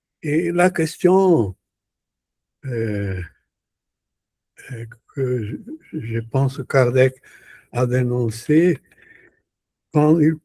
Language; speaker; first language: French; non-native, learner; Portuguese